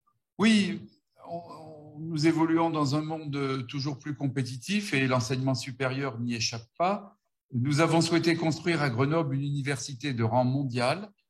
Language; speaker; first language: French; native; French